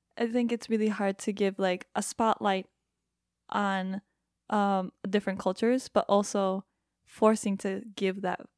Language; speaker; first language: English; non-native, fluent; Japanese